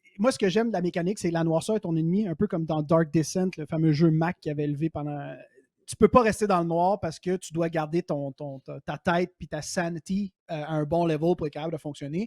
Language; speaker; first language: French; native; French